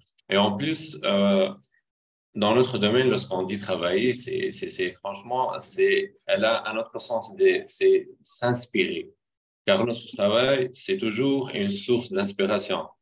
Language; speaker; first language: French; non-native, fluent; Arabic